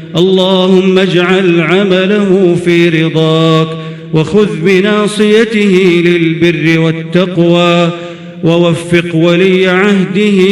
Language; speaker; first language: Arabic; native; Arabic